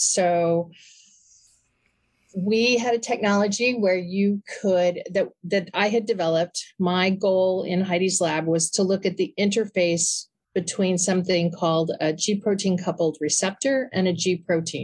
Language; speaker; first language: English; native; English